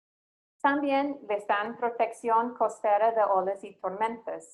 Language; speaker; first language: Spanish; non-native, fluent; English